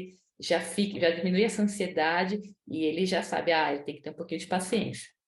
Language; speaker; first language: Portuguese; native; Portuguese